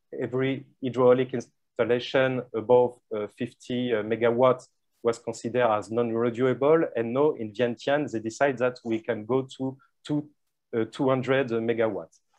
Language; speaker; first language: English; non-native, fluent; French